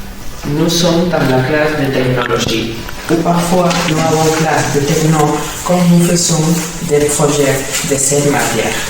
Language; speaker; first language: French; non-native, learner; Spanish